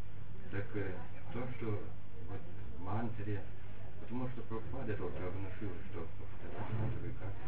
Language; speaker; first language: Russian; non-native, fluent; Lithuanian